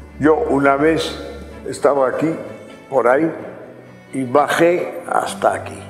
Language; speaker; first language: Spanish; non-native, fluent; Dutch